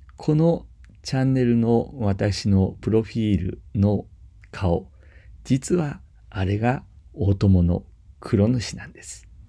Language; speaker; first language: Japanese; native; Japanese